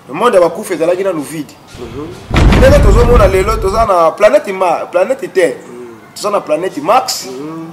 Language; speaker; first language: Lingala; non-native, local second language; Kongo